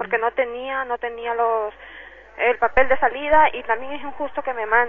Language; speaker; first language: Spanish; native; Spanish